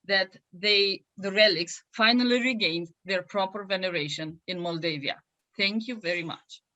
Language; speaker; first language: English; non-native, fluent; Romanian